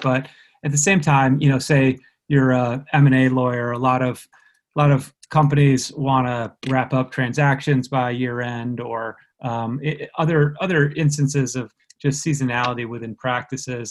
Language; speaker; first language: English; native; English